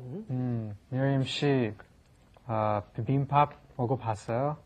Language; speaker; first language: Korean; non-native, learner; English